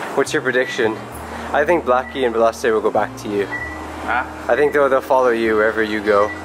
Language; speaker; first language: English; native; English